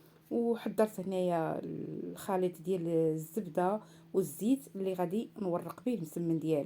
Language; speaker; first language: Arabic; native; Arabic